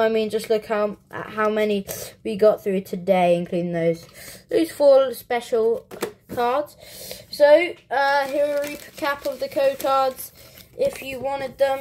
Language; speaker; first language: English; native; English